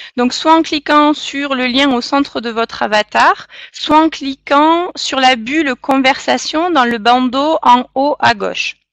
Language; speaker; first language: French; native; French